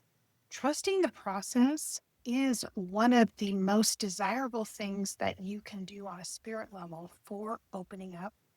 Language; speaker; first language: English; native; English